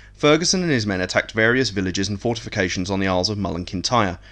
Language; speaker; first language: English; native; English